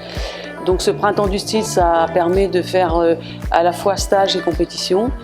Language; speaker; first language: French; native; French